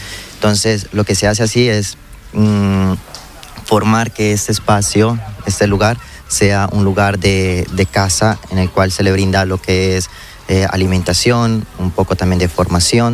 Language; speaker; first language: Spanish; native; Spanish